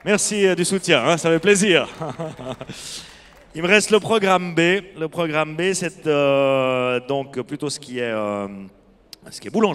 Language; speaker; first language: French; native; French